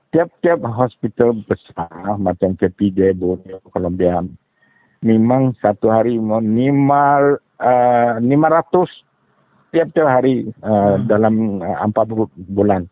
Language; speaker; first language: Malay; non-native, local second language; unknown